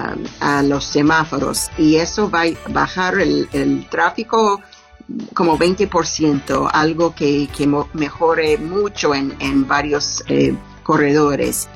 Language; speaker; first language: Spanish; non-native, fluent; English